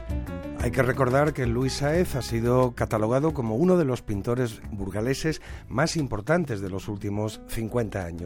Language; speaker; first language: Spanish; native; Spanish